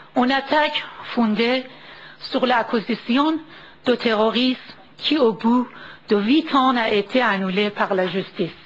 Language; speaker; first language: French; non-native, fluent; Persian